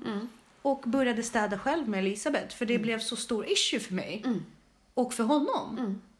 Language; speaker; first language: Swedish; early bilingual, other home language; Russian